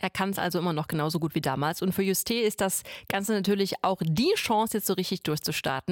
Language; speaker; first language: German; native; German